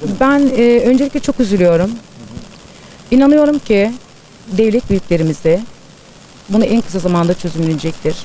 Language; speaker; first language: Turkish; early bilingual, heritage; Turkish